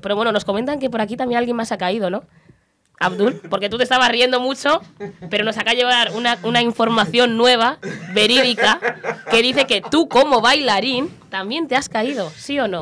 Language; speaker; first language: Spanish; native; Spanish